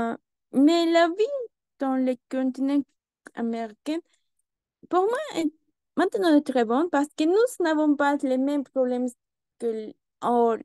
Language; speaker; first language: French; non-native, learner; Spanish